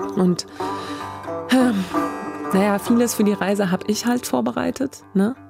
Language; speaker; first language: German; early bilingual, other home language; Swedish